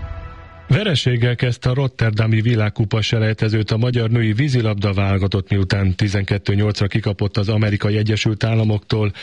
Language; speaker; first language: Hungarian; native; Hungarian